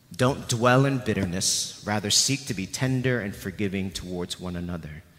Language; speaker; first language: English; non-native, local second language; Cantonese